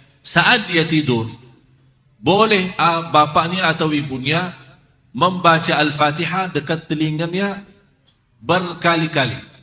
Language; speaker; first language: Indonesian; non-native, fluent; Arabic